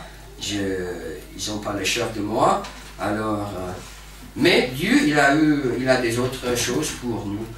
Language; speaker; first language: French; non-native, fluent; English